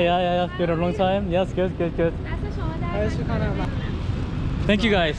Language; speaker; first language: English; non-native, fluent; Korean